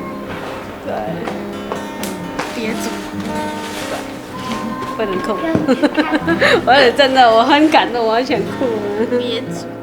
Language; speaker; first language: Chinese; non-native, fluent; Vietnamese